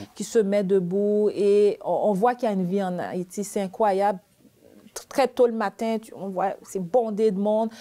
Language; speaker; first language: French; early bilingual, other home language; Haitian Creole